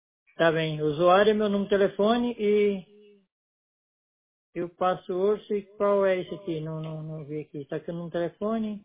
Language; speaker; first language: Spanish; non-native, learner; Portuguese